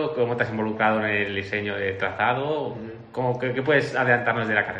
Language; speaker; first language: Spanish; native; Spanish